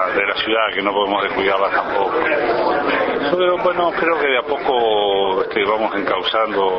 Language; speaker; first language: Spanish; native; Spanish